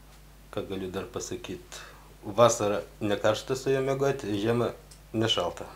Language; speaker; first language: Lithuanian; non-native, local second language; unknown